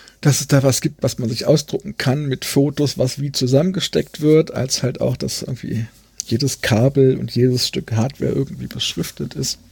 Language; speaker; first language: German; native; German